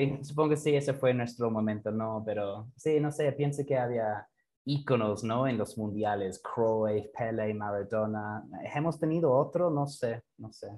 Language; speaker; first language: Spanish; non-native, fluent; English